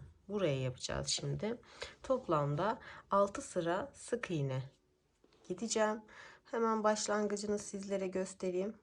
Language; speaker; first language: Turkish; native; Turkish